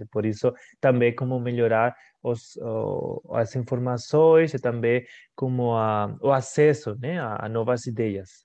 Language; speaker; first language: Portuguese; non-native, fluent; Spanish